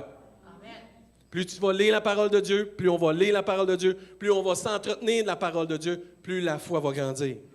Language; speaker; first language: French; native; French